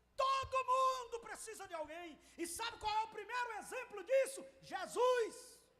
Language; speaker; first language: Portuguese; native; Portuguese